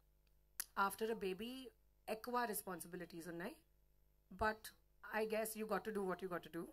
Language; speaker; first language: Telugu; non-native, learner; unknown